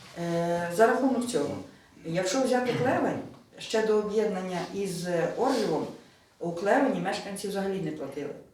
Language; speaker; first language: Ukrainian; native; Ukrainian